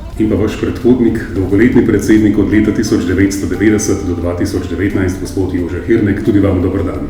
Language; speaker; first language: Slovenian; native; Slovenian